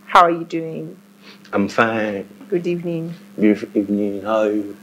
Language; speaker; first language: English; non-native, local second language; Igbo